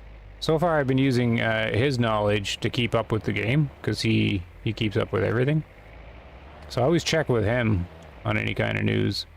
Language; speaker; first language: English; native; English